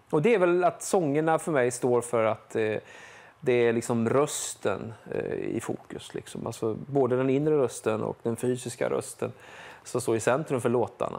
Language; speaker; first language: Swedish; native; Swedish